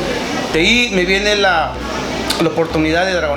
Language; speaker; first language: Spanish; native; Spanish